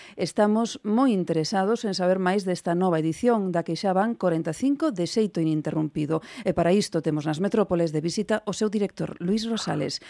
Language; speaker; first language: Galician; non-native, local second language; Spanish